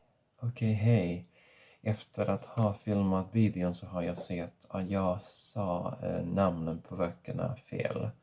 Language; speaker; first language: Swedish; non-native, fluent; Catalan